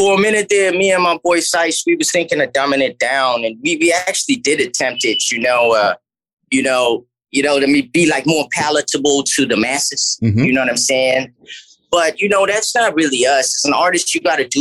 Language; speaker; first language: English; native; English